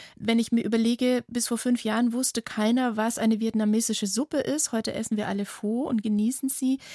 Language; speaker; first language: German; native; German